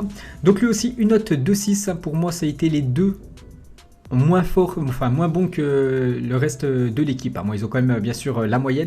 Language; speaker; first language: French; native; French